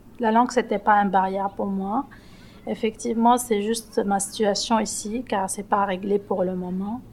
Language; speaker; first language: French; non-native, local second language; Arabic